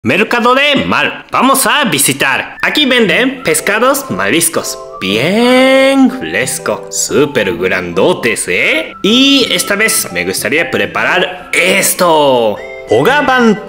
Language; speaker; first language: Spanish; non-native, learner; Japanese